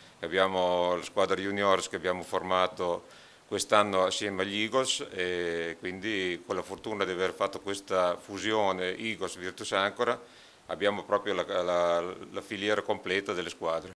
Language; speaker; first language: Italian; native; Italian